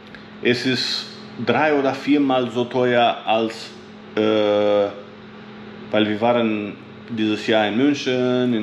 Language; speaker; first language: German; non-native, fluent; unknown